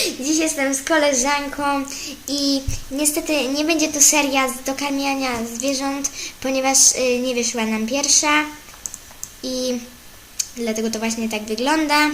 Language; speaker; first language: Polish; native; Polish